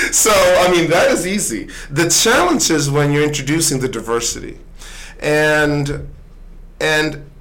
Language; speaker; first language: English; early bilingual, other home language; Swedish